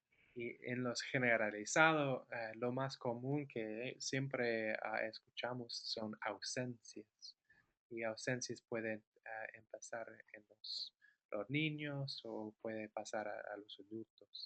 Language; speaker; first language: Spanish; non-native, fluent; English